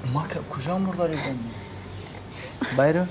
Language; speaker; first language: Persian; native; Persian